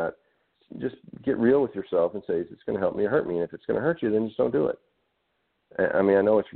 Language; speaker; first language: English; native; English